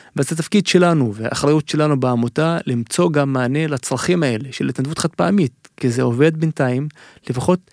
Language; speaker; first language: Hebrew; non-native, local second language; Arabic